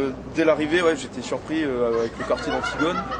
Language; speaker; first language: French; native; French